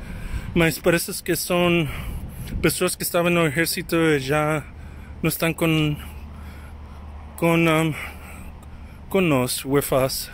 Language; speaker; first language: Portuguese; non-native, learner; English